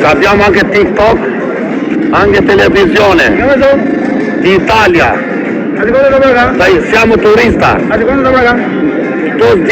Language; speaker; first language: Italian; non-native, learner; Albanian